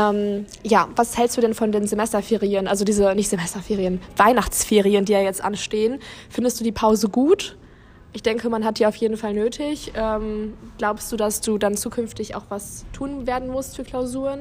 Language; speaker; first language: German; native; German